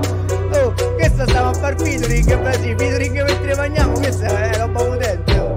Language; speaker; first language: Italian; native; Italian